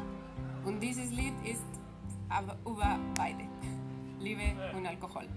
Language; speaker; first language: German; non-native, fluent; Spanish